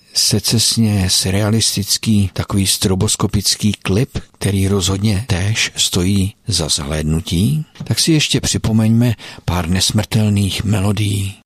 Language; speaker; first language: Czech; native; Czech